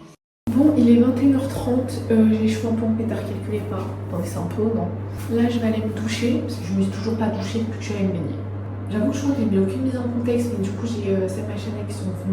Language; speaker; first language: French; native; French